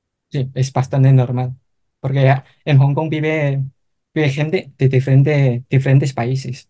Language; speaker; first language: Spanish; non-native, fluent; Cantonese